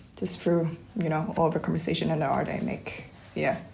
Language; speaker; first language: English; non-native, fluent; Vietnamese